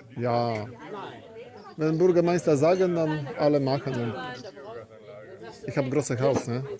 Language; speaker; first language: German; non-native, learner; Polish